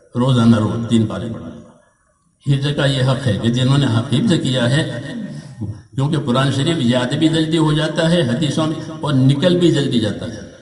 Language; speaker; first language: Urdu; non-native, local second language; Gujarati